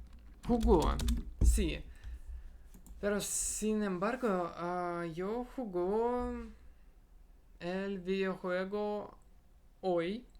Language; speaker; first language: Spanish; non-native, learner; Russian